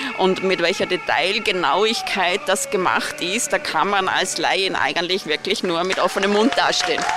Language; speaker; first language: German; native; German